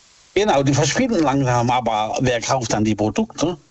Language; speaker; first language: German; native; German